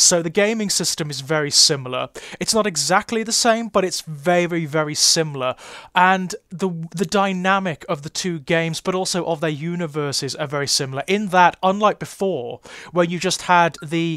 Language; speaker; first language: English; native; English